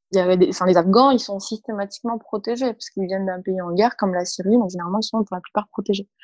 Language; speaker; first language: French; early bilingual, other home language; Arabic